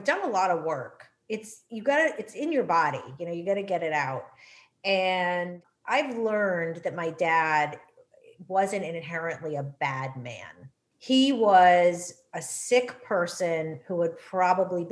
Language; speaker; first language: English; native; English